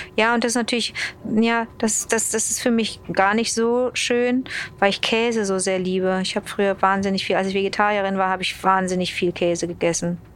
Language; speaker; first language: German; native; German